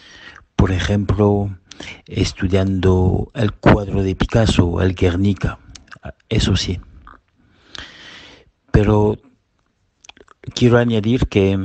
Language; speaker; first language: Spanish; early bilingual, heritage; Spanish